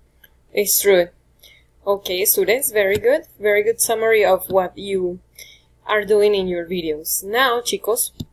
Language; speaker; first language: English; non-native, fluent; Spanish